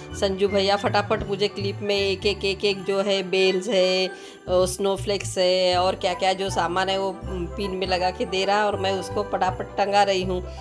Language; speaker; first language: Hindi; non-native, local second language; Marathi